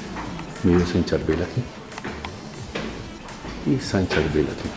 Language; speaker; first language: Spanish; native; Spanish